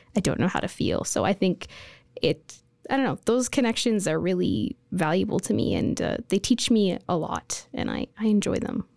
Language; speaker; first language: English; native; English